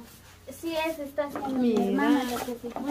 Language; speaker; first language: Spanish; non-native, local second language; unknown